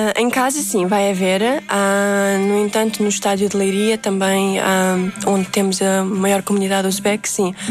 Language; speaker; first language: Portuguese; early bilingual, other home language; Uzbek